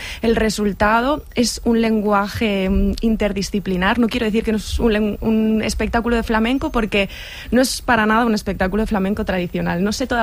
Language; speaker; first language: Spanish; native; Spanish